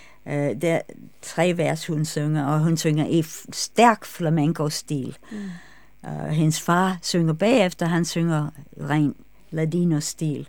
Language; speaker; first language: Danish; non-native, fluent; English